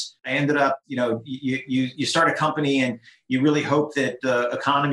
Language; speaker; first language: English; native; English